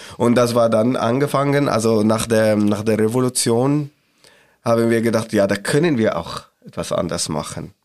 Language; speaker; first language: German; non-native, learner; Arabic